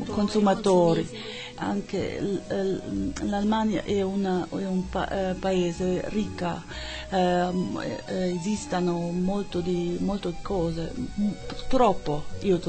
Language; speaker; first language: Italian; non-native, learner; German